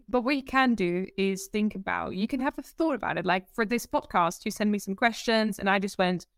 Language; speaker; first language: English; non-native, fluent; Dutch